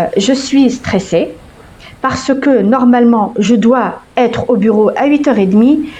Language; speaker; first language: French; non-native, local second language; Arabic